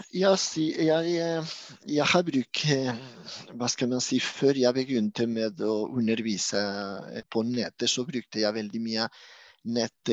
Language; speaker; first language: Norwegian; non-native, fluent; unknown